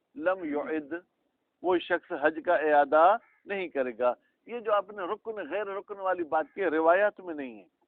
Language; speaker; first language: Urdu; non-native, local second language; Sindhi